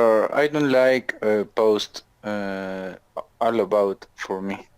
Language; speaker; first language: English; non-native, learner; Spanish